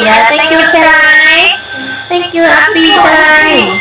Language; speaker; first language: English; non-native, learner; Vietnamese